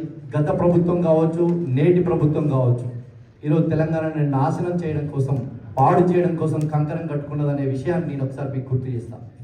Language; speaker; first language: Telugu; native; Telugu